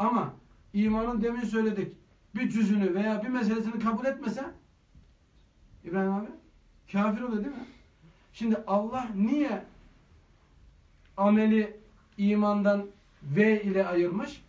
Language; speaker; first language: Turkish; native; Turkish